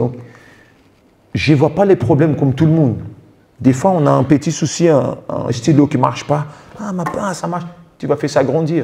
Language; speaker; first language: French; non-native, fluent; Portuguese